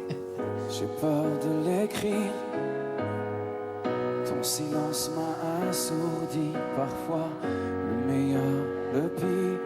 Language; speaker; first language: French; native; French